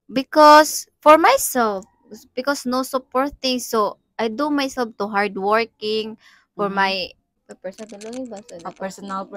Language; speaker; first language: English; non-native, learner; Cebuano